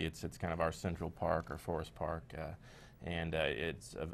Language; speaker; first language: English; native; English